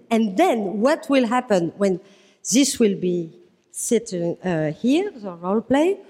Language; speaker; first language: English; non-native, fluent; French